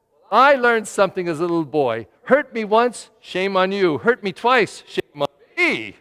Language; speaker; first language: English; native; English